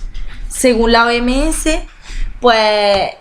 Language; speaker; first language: Spanish; native; Spanish